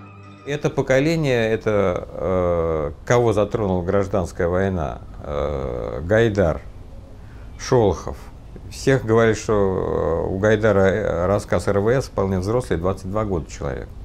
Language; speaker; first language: Russian; native; Russian